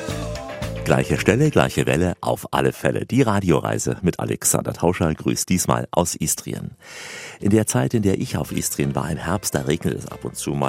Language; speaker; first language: German; native; German